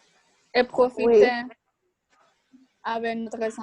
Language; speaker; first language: French; non-native, learner; Spanish